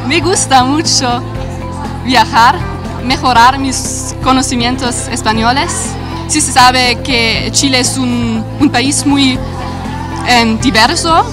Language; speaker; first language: Spanish; non-native, learner; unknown